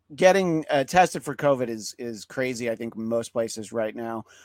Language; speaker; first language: English; native; English